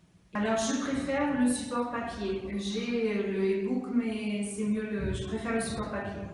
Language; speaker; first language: French; non-native, fluent; Italian